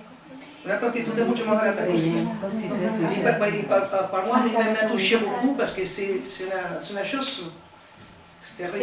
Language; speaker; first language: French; non-native, learner; Spanish